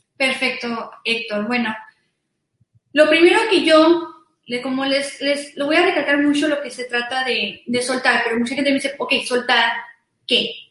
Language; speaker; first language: Spanish; early bilingual, heritage; Spanish